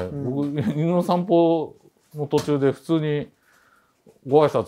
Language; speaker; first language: Japanese; native; Japanese